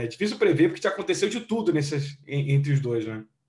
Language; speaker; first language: Portuguese; native; Portuguese